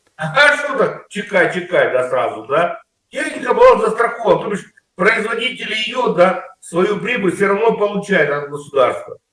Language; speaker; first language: Russian; native; Russian